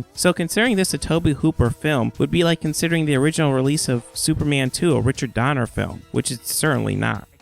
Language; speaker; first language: English; native; English